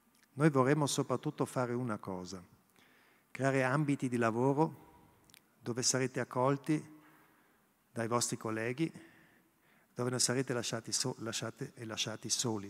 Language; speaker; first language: Italian; non-native, local second language; German